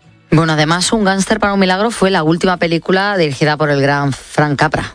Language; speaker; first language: Spanish; native; Spanish